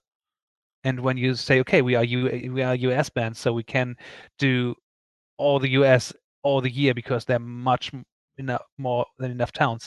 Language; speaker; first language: English; non-native, fluent; German